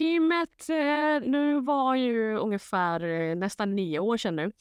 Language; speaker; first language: Swedish; non-native, fluent; Thai